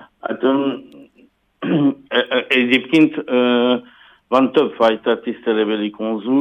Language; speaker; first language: Hungarian; non-native, learner; French